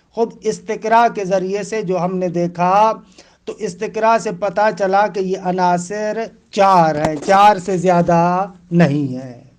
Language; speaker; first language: Urdu; native; Urdu